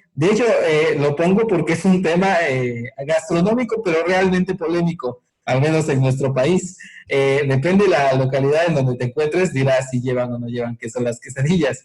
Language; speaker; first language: Spanish; native; Spanish